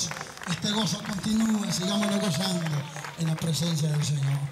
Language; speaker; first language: Spanish; native; Spanish